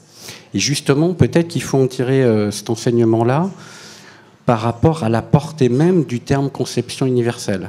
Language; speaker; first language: French; native; French